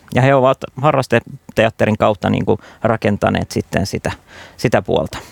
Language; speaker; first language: Finnish; non-native, local second language; Swedish